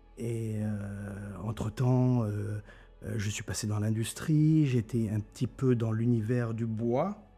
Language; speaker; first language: French; non-native, local second language; German